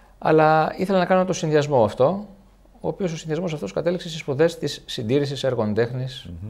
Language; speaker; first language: Greek; native; Greek